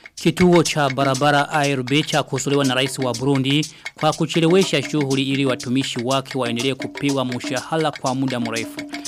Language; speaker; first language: Swahili; non-native, local second language; Rundi